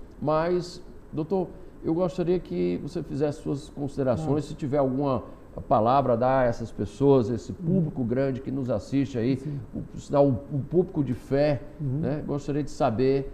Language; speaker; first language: Portuguese; native; Portuguese